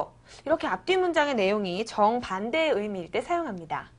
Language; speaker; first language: Korean; native; Korean